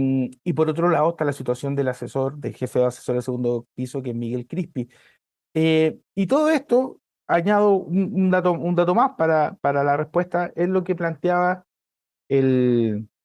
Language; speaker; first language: Spanish; native; Spanish